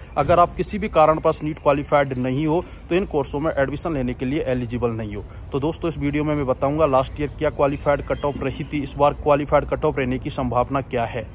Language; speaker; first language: Hindi; native; Hindi